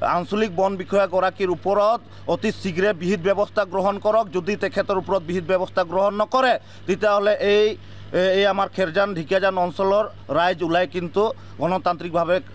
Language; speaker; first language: Assamese; native; Assamese